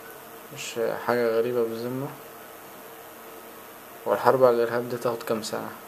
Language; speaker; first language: Arabic; native; Arabic